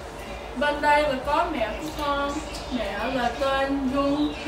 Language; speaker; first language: Vietnamese; early bilingual, heritage; Vietnamese